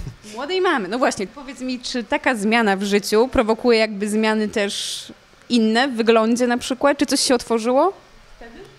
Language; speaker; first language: Polish; native; Polish